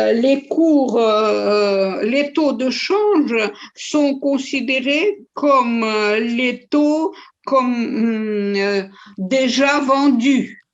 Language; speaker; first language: French; non-native, fluent; Russian